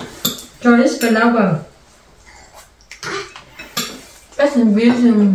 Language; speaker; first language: German; non-native, learner; Vietnamese